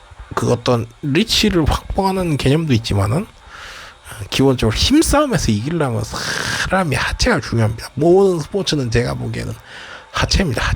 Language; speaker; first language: Korean; native; Korean